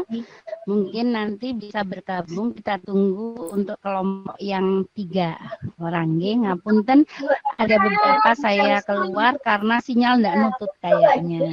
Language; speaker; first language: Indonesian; non-native, local second language; Javanese